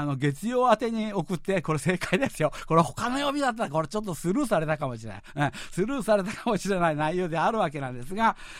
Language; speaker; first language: Japanese; non-native, fluent; Korean